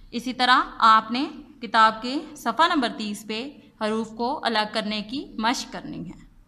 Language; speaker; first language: Urdu; native; Urdu